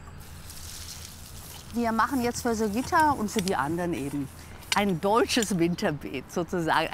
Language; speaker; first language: German; native; German